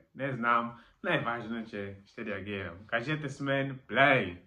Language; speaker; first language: Bulgarian; non-native, learner; Macedonian